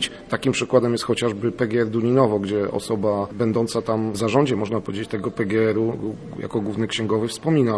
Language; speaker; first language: Polish; native; Polish